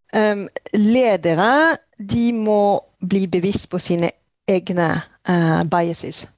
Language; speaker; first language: Norwegian; non-native, fluent; French